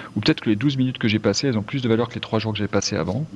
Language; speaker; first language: French; native; French